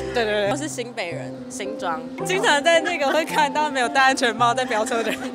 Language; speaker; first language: Chinese; native; Chinese